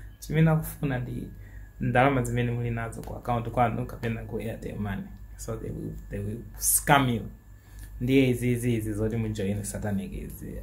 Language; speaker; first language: Nyanja; native; Nyanja